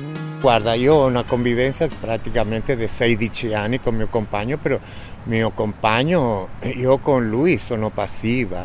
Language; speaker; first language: Italian; non-native, fluent; Spanish